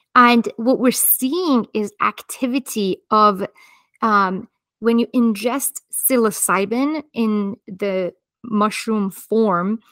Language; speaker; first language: English; non-native, fluent; Persian